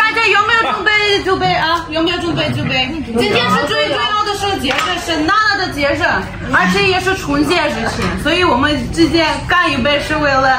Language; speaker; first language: Chinese; non-native, fluent; Ukrainian